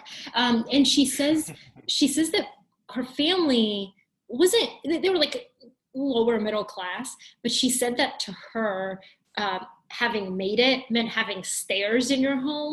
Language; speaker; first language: English; early bilingual, other home language; Bulgarian